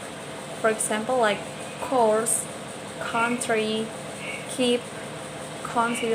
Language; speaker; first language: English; non-native, learner; Indonesian